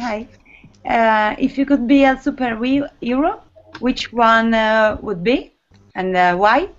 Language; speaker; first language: English; non-native, learner; Italian